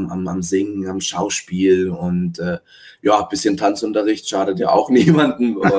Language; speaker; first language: German; early bilingual, other home language; Italian